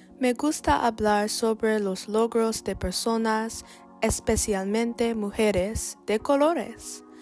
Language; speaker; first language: Spanish; non-native, learner; English